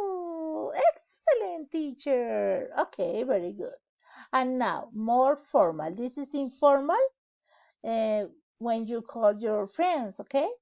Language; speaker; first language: English; non-native, learner; Spanish